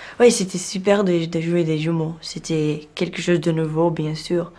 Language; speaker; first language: French; non-native, learner; English